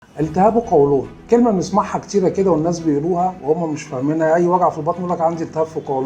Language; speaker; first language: Arabic; native; Arabic